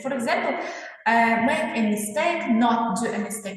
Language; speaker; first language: English; non-native, fluent; Kazakh